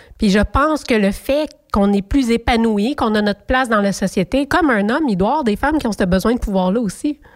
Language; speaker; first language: French; native; French